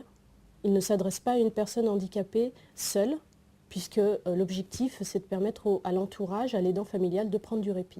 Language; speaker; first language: French; native; French